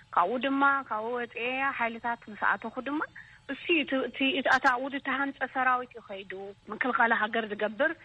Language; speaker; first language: Tigrinya; native; Tigrinya